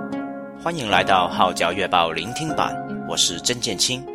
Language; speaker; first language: Chinese; native; Chinese